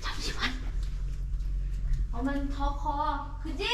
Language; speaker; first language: Korean; non-native, learner; Thai